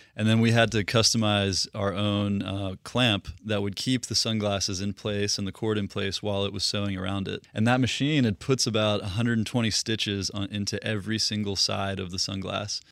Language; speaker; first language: English; early bilingual, other home language; Russian